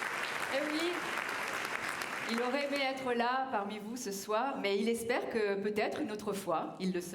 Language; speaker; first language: French; native; French